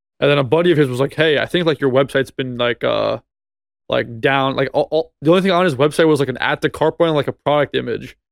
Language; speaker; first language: English; native; English